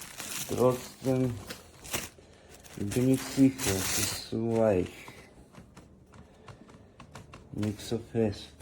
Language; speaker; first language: German; non-native, learner; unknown